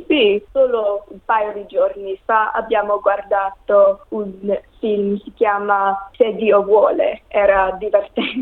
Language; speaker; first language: Italian; non-native, learner; English